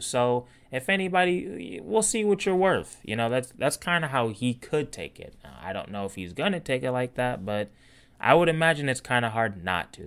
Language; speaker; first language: English; native; English